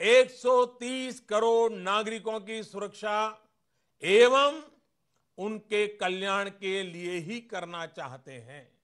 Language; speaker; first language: Hindi; non-native, local second language; Gujarati